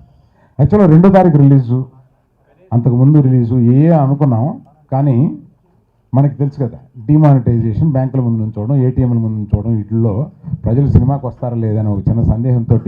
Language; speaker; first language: Telugu; native; Telugu